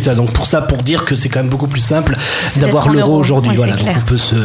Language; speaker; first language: French; native; French